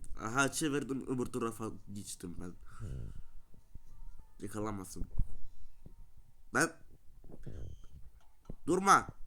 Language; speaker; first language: Turkish; non-native, learner; Russian